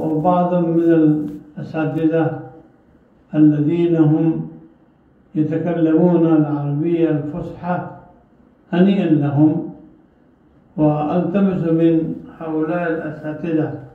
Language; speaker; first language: Arabic; non-native, fluent; Urdu